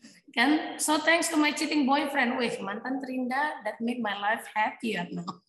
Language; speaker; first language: English; non-native, fluent; Indonesian